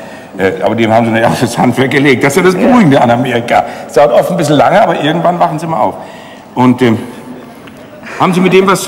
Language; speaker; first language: German; native; German